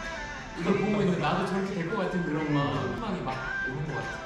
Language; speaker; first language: Korean; native; Korean